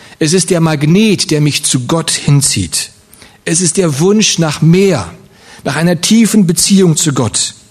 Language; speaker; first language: German; early bilingual, other home language; Russian